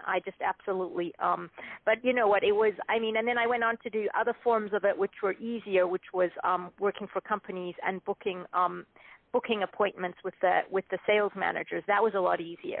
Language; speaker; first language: English; native; English